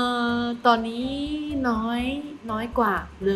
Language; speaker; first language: Thai; non-native, fluent; Chinese